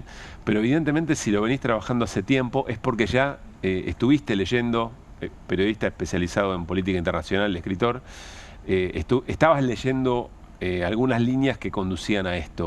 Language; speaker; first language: Spanish; native; Spanish